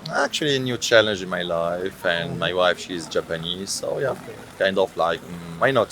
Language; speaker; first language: English; non-native, fluent; Arabic